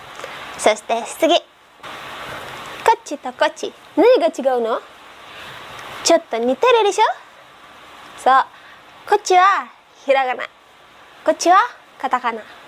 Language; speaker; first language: Japanese; non-native, learner; Indonesian